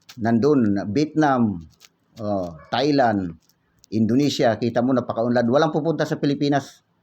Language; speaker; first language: Filipino; native; Filipino